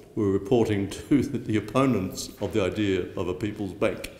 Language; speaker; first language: English; native; English